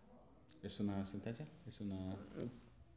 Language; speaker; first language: Spanish; non-native, fluent; English